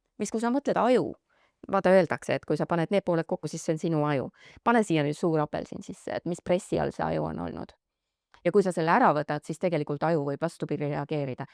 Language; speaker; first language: Estonian; native; Estonian